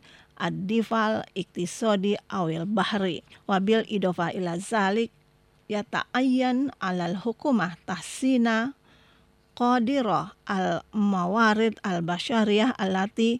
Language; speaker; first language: Arabic; non-native, fluent; Indonesian